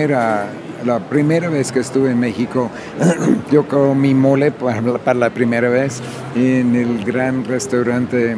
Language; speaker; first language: Spanish; non-native, fluent; English